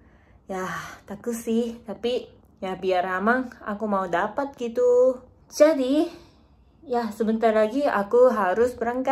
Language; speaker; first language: Indonesian; non-native, learner; Japanese